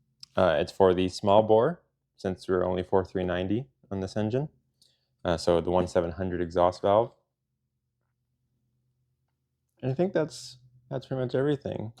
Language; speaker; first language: English; native; English